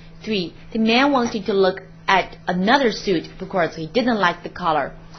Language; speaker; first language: English; non-native, fluent; Chinese